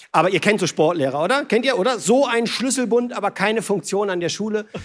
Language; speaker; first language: German; native; German